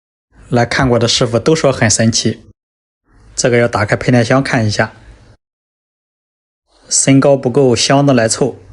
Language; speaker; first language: Chinese; native; Chinese